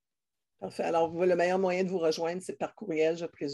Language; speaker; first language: French; native; French